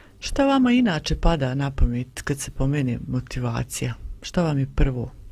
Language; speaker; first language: Bosnian; native; Bosnian